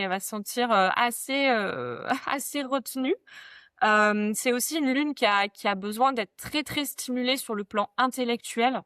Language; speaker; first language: French; native; French